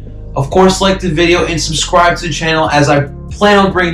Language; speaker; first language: English; native; English